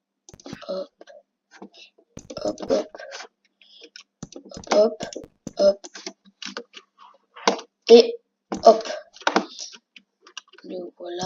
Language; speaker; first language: French; native; French